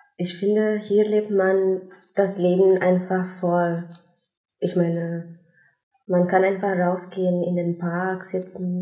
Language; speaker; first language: German; non-native, fluent; Indonesian